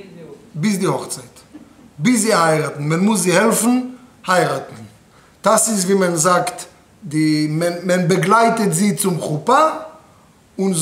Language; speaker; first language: German; non-native, fluent; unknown